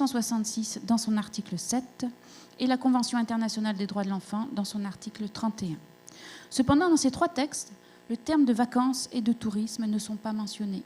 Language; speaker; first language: French; native; French